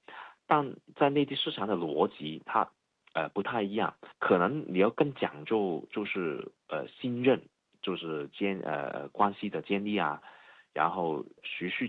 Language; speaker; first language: Chinese; non-native, fluent; Cantonese